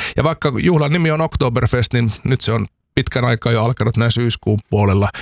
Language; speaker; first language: Finnish; native; Finnish